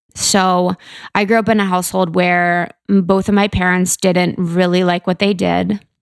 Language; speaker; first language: English; native; English